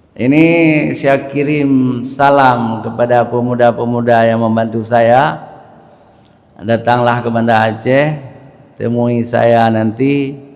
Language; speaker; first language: Malay; non-native, local second language; Achinese